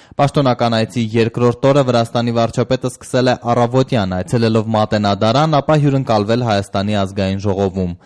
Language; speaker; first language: Armenian; native; Armenian